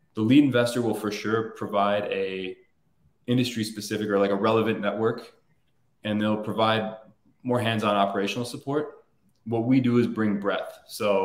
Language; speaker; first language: English; native; English